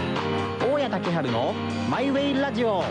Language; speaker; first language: Japanese; native; Japanese